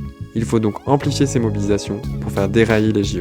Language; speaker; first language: French; native; French